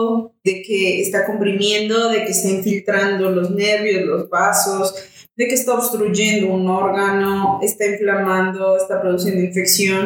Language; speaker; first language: Spanish; native; Spanish